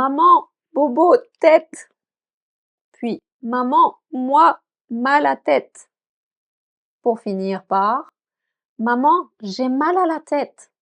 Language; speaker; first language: French; native; French